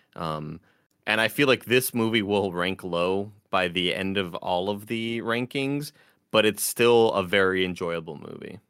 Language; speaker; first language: English; native; English